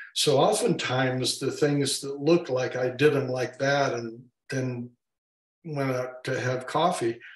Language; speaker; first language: English; native; English